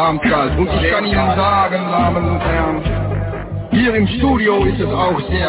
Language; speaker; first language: German; non-native, learner; Dutch